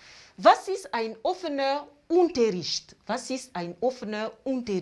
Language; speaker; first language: German; non-native, fluent; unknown